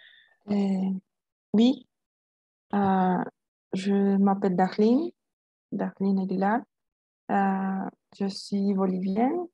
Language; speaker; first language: French; non-native, learner; Spanish